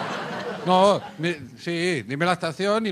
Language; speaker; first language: Spanish; native; Spanish